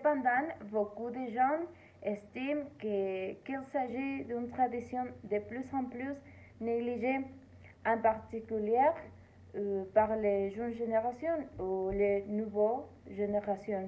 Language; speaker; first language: French; non-native, learner; Spanish